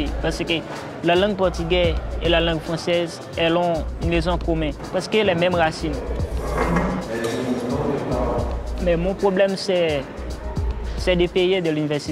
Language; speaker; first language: French; non-native, local second language; Haitian Creole